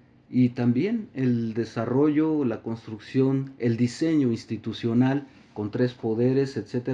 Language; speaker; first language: Spanish; native; Spanish